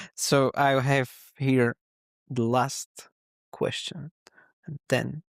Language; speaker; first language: English; non-native, learner; Slovak